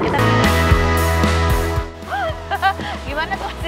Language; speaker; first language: Indonesian; native; Indonesian